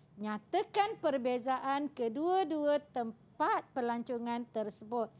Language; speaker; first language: Malay; native; Malay